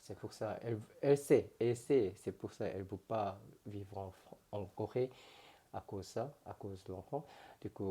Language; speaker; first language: French; non-native, learner; Korean